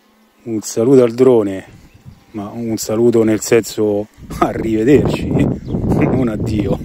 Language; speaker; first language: Italian; native; Italian